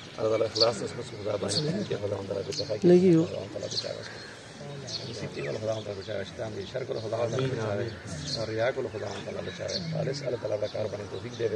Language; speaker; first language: Urdu; non-native, local second language; Pashto